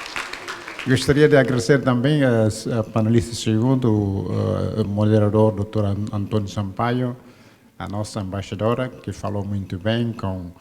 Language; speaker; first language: Portuguese; non-native, local second language; Tetum